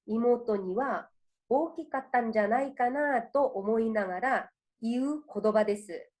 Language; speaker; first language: Japanese; non-native, fluent; Korean